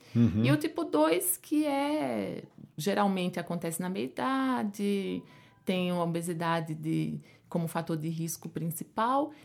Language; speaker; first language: Portuguese; native; Portuguese